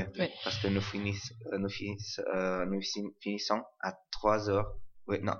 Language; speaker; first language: French; non-native, learner; Italian